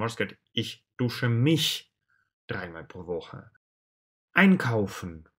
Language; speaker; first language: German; non-native, fluent; Russian